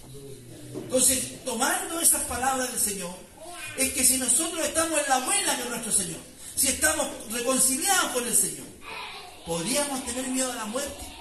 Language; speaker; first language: Spanish; native; Spanish